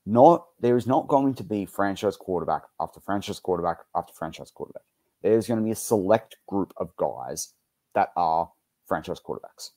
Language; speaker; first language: English; native; English